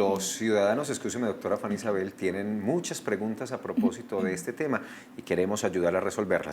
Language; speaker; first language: Spanish; native; Spanish